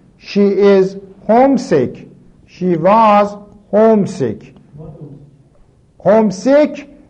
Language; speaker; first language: English; non-native, fluent; Persian